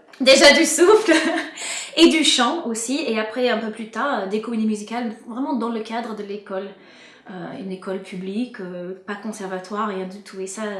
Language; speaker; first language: French; non-native, fluent; English